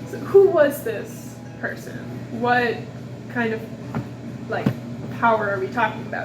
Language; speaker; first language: English; native; English